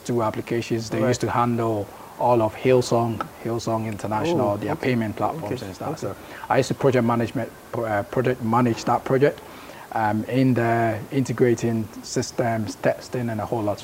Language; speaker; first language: English; non-native, local second language; Akan